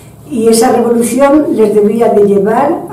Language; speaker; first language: Spanish; non-native, fluent; French